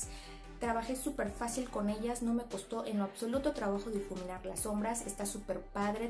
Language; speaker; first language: Spanish; native; Spanish